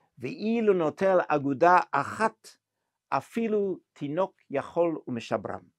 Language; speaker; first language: Hebrew; non-native, fluent; English